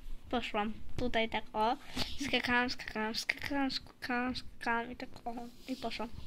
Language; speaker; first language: Polish; native; Polish